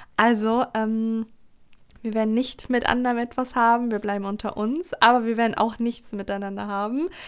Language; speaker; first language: German; early bilingual, other home language; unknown